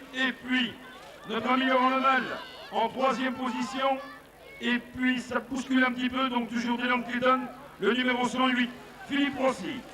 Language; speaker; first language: French; native; French